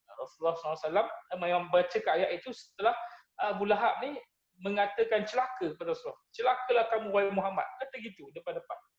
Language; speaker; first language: Malay; native; Malay